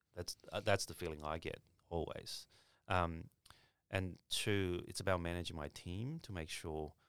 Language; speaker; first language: English; early bilingual, other home language; Chinese